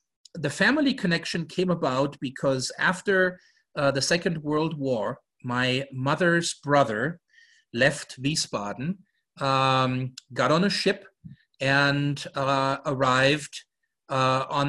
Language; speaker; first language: English; non-native, fluent; German